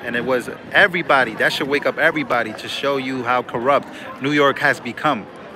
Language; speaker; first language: English; early bilingual, other home language; Spanish